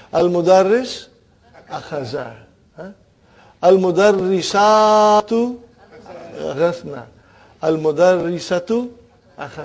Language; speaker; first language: Arabic; non-native, fluent; Urdu